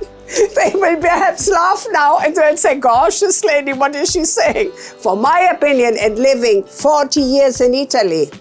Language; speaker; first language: English; non-native, fluent; German